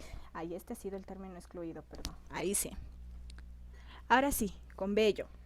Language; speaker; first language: Spanish; native; Spanish